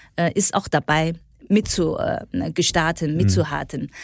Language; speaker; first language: German; non-native, fluent; Chinese